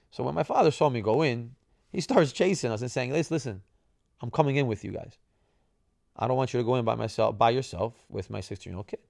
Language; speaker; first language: English; early bilingual, other home language; Italian